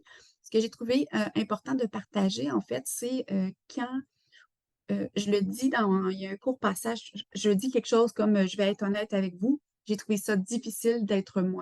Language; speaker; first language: French; native; French